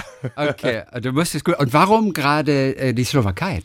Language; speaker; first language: German; native; German